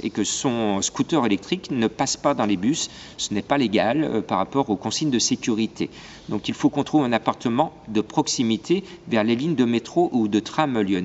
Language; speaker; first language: French; native; French